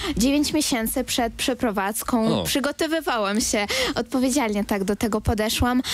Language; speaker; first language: Polish; early bilingual, other home language; Ukrainian